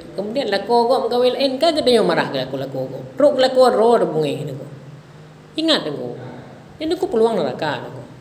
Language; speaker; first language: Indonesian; non-native, local second language; Achinese